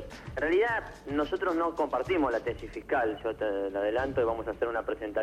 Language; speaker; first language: Spanish; native; Spanish